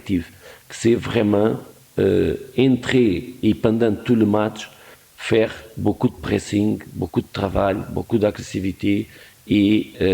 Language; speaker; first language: French; non-native, fluent; Portuguese